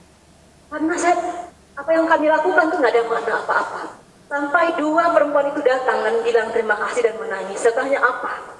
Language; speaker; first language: Indonesian; native; Indonesian